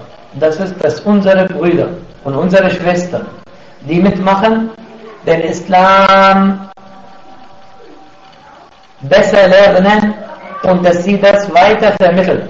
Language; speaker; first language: German; non-native, fluent; Arabic